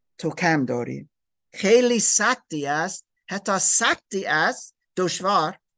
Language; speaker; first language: Persian; non-native, learner; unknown